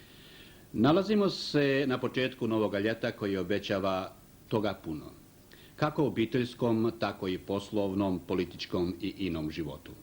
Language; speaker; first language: Croatian; native; Croatian